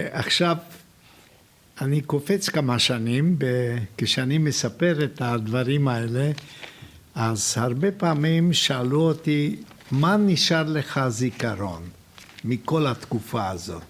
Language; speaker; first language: Hebrew; non-native, fluent; Hungarian